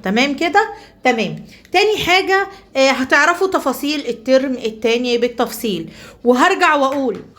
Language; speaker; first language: Arabic; native; Arabic